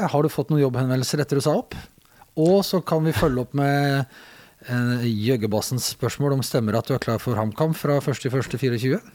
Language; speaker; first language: Norwegian; native; Norwegian